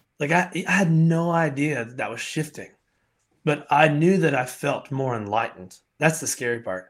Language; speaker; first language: English; native; English